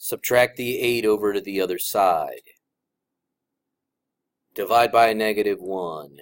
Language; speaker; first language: English; native; English